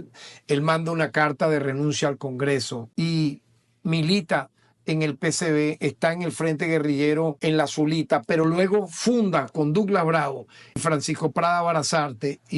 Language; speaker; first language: Spanish; native; Spanish